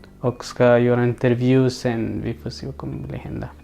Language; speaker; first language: Swedish; non-native, learner; Persian